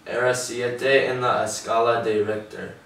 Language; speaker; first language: Spanish; non-native, learner; English